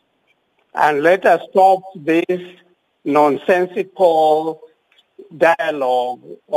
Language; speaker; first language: English; non-native, local second language; Luo (Kenya and Tanzania)